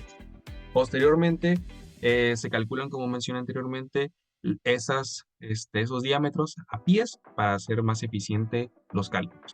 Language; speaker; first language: Spanish; native; Spanish